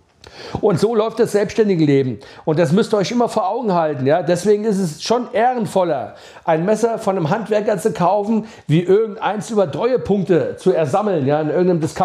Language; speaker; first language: German; native; German